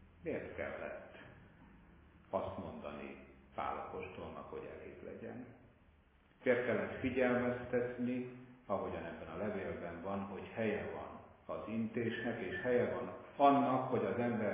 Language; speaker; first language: Hungarian; native; Hungarian